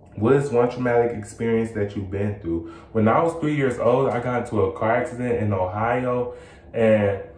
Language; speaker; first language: English; native; English